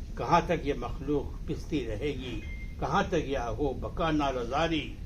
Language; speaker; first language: Urdu; native; Urdu